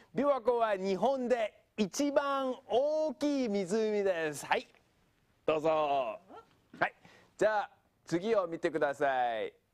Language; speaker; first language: Japanese; non-native, fluent; English